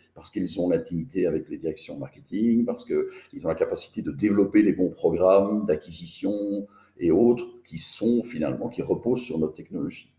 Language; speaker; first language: French; native; French